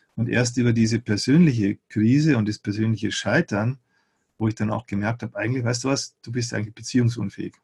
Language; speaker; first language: German; native; German